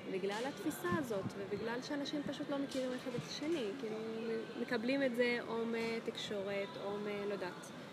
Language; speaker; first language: Hebrew; non-native, local second language; Arabic